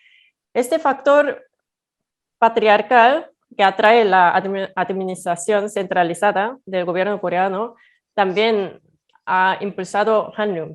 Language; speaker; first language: Spanish; non-native, fluent; Korean